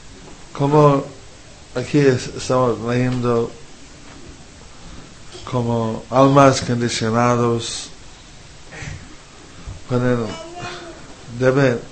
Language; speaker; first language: Spanish; non-native, fluent; English